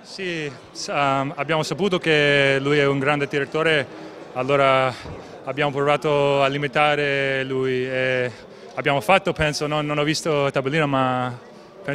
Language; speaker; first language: Italian; non-native, fluent; English